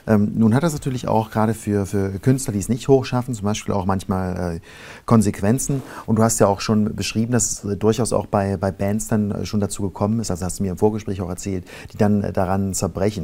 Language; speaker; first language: German; native; German